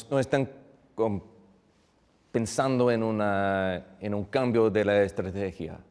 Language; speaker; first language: Spanish; non-native, fluent; English